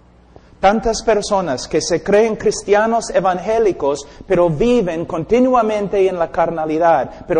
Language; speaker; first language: Spanish; non-native, fluent; English